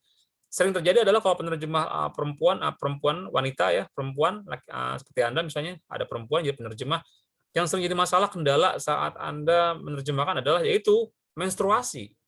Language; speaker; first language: Indonesian; native; Indonesian